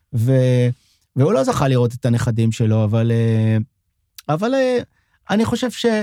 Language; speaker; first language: Hebrew; non-native, local second language; French